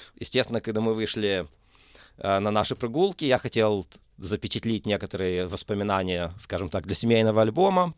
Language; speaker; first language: Russian; native; Russian